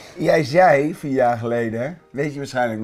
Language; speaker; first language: Dutch; native; Dutch